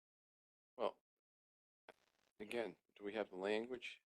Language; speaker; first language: English; native; English